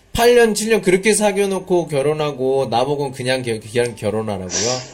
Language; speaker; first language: Korean; native; Korean